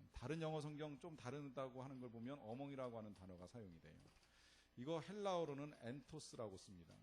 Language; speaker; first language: Korean; native; Korean